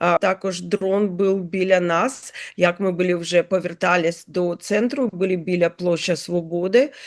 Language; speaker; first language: Ukrainian; non-native, learner; Russian